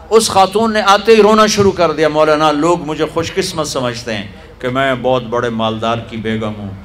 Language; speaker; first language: Urdu; non-native, local second language; Punjabi